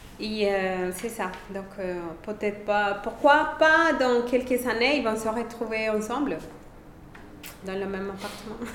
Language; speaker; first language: French; non-native, fluent; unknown